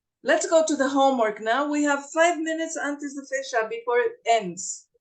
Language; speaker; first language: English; non-native, fluent; Portuguese